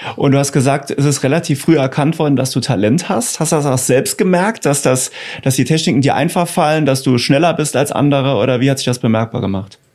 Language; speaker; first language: German; native; German